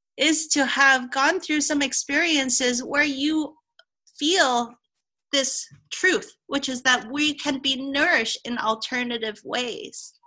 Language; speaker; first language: English; non-native, local second language; Cantonese